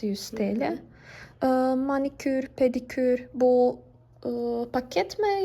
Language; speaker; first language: Turkish; non-native, learner; Bosnian